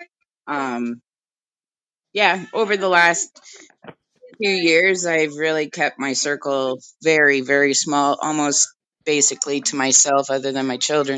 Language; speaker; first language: English; native; English